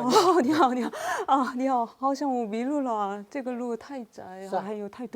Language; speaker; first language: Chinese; non-native, learner; Korean